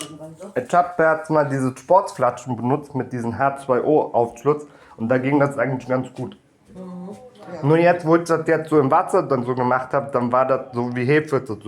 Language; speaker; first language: German; native; German